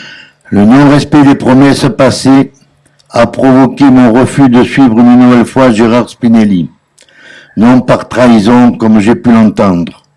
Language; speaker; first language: French; native; French